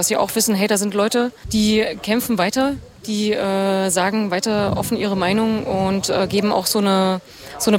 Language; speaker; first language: German; native; German